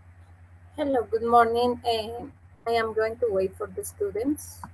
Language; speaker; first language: English; non-native, fluent; Spanish